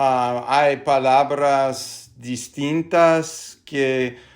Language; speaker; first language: Spanish; non-native, learner; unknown